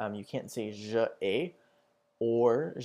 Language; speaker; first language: French; non-native, fluent; English